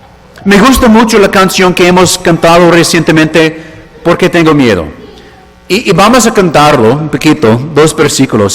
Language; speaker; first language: Spanish; non-native, fluent; English